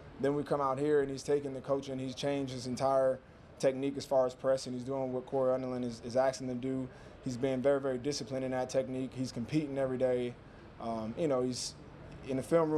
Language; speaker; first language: English; native; English